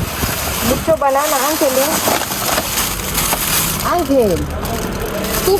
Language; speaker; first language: Spanish; non-native, learner; Filipino